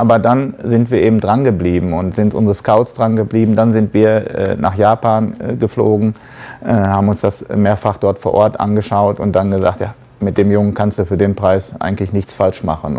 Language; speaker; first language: German; native; German